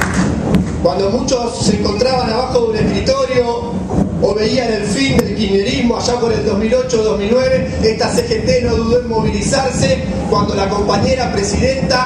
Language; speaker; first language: Spanish; native; Spanish